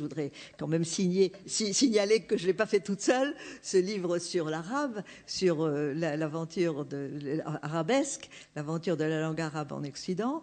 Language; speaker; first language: French; native; French